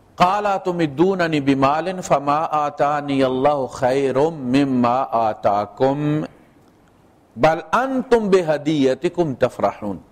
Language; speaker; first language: Urdu; non-native, local second language; Punjabi